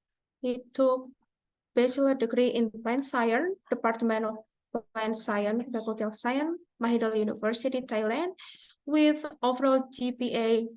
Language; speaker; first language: English; non-native, fluent; Indonesian